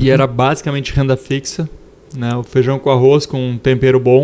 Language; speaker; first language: Portuguese; native; Portuguese